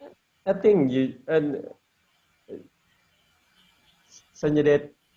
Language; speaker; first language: English; non-native, learner; Lao